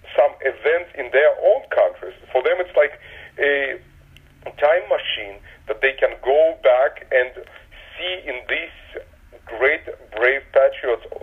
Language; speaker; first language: English; non-native, fluent; Russian